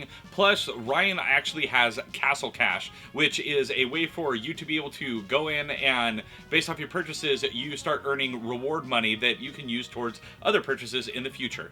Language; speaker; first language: English; native; English